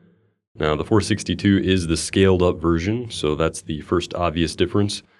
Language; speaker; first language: English; native; English